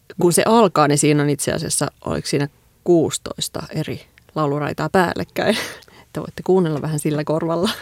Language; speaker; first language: Finnish; native; Finnish